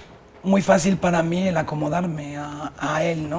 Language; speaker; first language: Spanish; native; Spanish